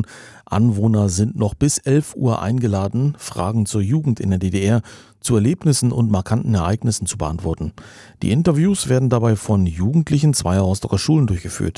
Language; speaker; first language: German; native; German